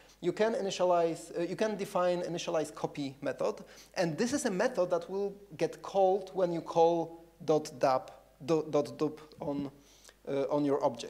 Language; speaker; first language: English; non-native, fluent; Polish